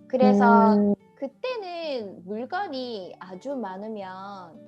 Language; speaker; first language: Korean; non-native, fluent; English